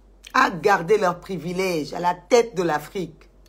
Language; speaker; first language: French; non-native, local second language; Wolof